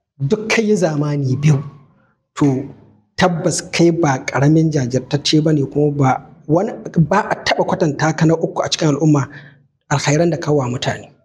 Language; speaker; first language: Hausa; native; Hausa